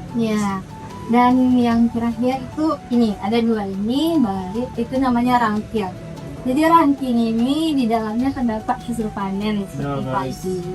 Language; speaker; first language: Indonesian; native; Indonesian